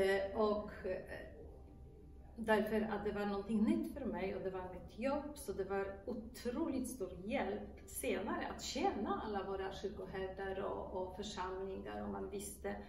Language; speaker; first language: Swedish; non-native, fluent; Polish